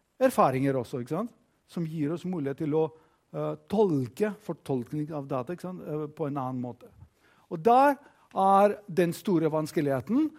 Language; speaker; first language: Norwegian; non-native, fluent; Greek